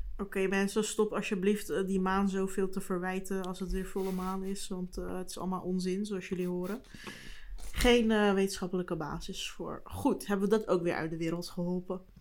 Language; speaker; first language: Dutch; early bilingual, other home language; Turkish